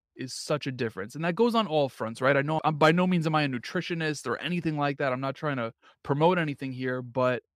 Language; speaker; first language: English; native; English